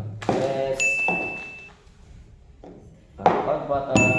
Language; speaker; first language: English; non-native, learner; Indonesian